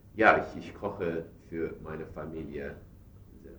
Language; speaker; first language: German; non-native, learner; English